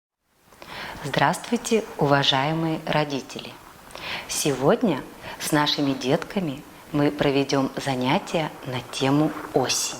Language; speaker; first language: Russian; native; Russian